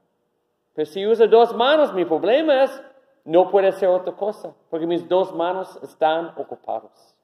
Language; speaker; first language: Spanish; non-native, learner; English